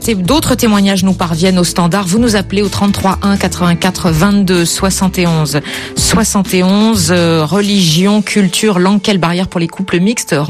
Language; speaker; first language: French; native; French